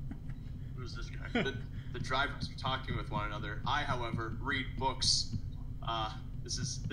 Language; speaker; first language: English; native; English